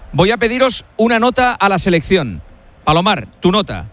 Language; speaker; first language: Spanish; native; Spanish